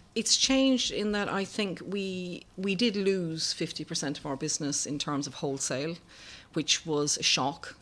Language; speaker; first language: English; native; English